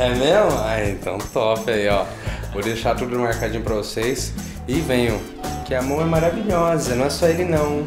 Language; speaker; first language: Portuguese; native; Portuguese